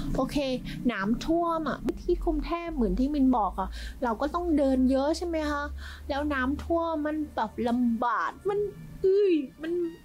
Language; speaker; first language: Thai; non-native, fluent; Vietnamese